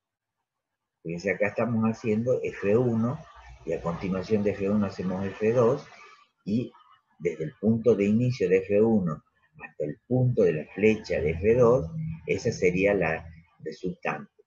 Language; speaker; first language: Spanish; native; Spanish